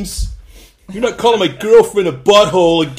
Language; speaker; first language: English; native; English